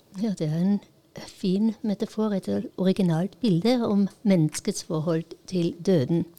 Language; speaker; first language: Norwegian; non-native, fluent; Polish